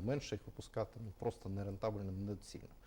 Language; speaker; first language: Ukrainian; native; Ukrainian